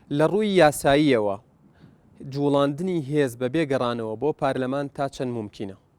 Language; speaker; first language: Central Kurdish; native; Central Kurdish